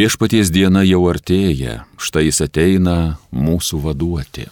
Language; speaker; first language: Lithuanian; native; Lithuanian